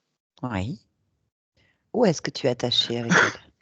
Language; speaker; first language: French; native; French